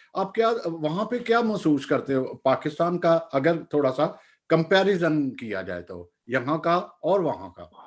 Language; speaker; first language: Urdu; non-native, local second language; Punjabi